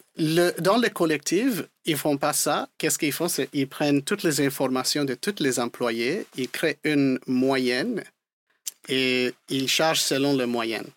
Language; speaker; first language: French; non-native, fluent; Spanish